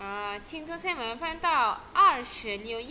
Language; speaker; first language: Chinese; non-native, local second language; Malay